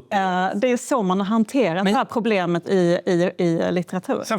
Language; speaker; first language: Swedish; native; Swedish